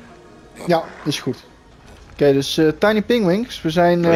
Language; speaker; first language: Dutch; native; Dutch